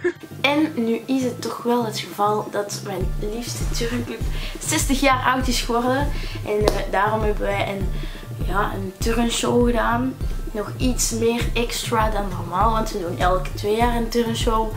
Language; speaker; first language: Dutch; native; Dutch